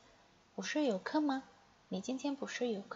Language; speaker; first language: Chinese; non-native, fluent; Indonesian